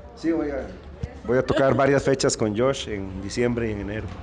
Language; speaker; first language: Spanish; native; Spanish